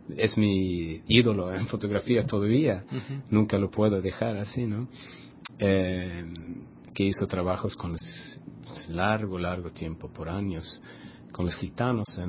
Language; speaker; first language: Spanish; non-native, fluent; Swedish